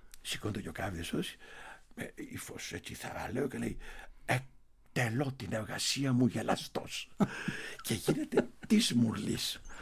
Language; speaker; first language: Greek; early bilingual, heritage; Greek